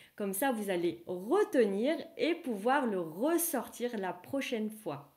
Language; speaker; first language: French; non-native, fluent; Vietnamese